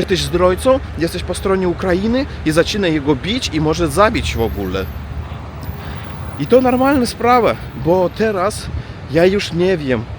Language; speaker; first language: Polish; non-native, learner; Russian